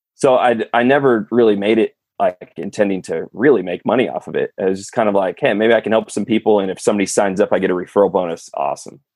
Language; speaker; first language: English; native; English